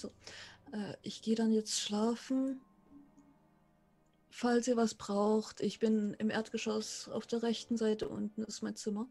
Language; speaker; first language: German; native; German